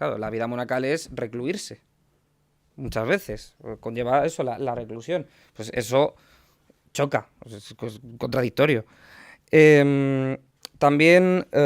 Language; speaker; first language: Spanish; native; Spanish